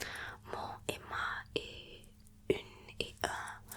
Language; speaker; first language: French; non-native, learner; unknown